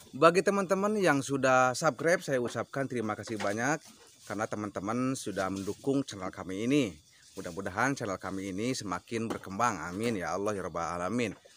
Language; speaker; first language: Indonesian; non-native, local second language; Javanese